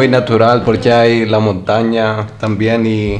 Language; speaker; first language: Spanish; non-native, learner; Greek